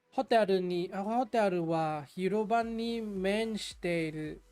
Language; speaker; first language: Japanese; non-native, learner; English